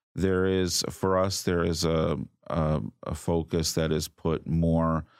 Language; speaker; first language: English; native; English